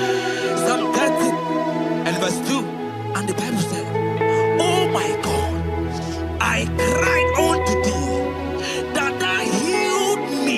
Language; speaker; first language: English; non-native, local second language; Igbo